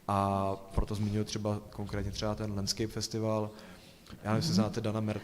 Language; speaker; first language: Czech; native; Czech